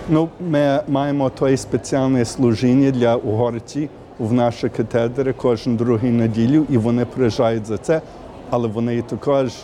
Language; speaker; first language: Ukrainian; early bilingual, heritage; Ukrainian